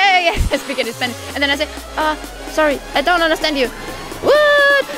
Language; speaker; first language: English; non-native, fluent; German